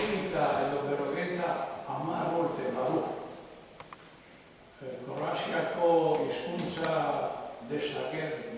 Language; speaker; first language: Basque; non-native, learner; Croatian